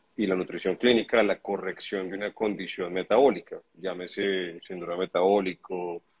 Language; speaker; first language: Spanish; native; Spanish